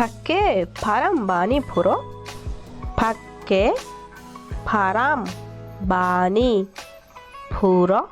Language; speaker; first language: Korean; non-native, fluent; Hindi